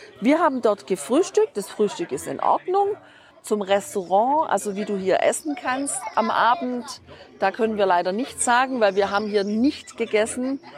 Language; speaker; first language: German; native; German